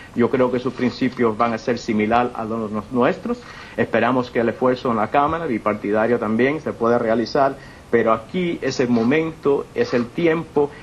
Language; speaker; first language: Spanish; early bilingual, heritage; Spanish